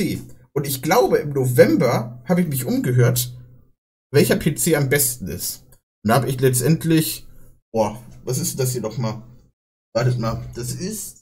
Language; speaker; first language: German; native; German